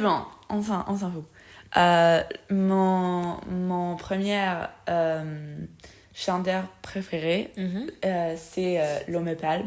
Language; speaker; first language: French; non-native, fluent; Spanish